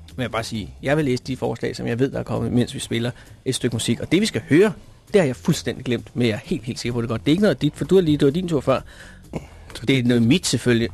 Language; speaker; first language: Danish; native; Danish